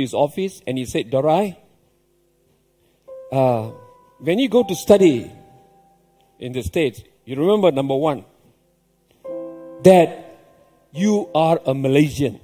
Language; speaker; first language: English; non-native, local second language; Tamil